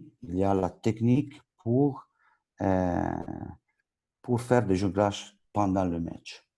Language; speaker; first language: French; non-native, local second language; Italian